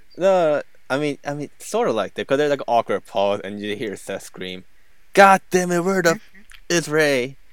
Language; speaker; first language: English; non-native, fluent; Korean